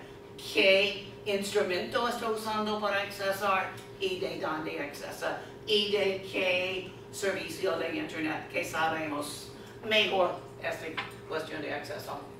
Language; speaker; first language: Spanish; non-native, fluent; English